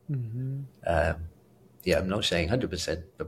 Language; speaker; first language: English; native; English